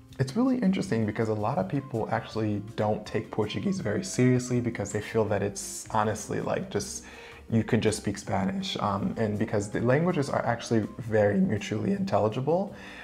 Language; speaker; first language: English; native; English